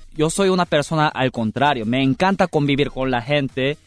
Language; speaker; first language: Spanish; non-native, fluent; Korean